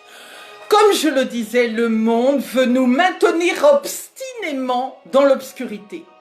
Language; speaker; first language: French; native; French